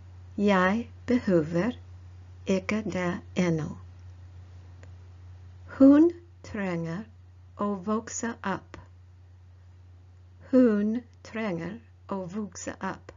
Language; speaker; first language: Norwegian; non-native, learner; English